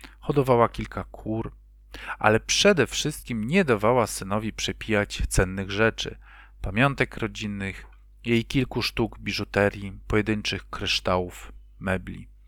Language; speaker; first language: Polish; native; Polish